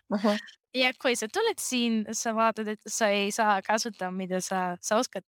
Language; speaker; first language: Estonian; non-native, learner; Greek